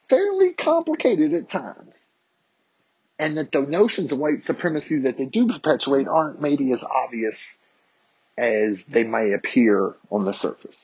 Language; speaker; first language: English; native; English